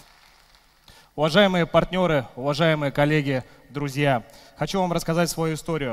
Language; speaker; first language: Russian; native; Russian